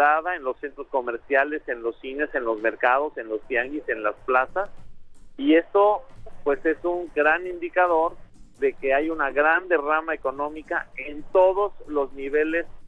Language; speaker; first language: Spanish; native; Spanish